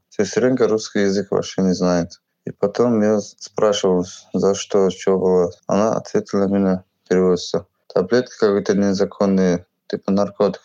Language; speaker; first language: Russian; non-native, learner; Uzbek